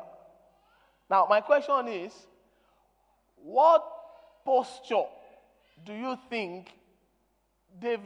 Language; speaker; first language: English; non-native, local second language; Yoruba